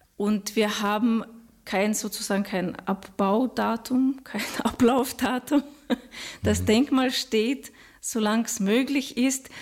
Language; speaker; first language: German; non-native, fluent; Russian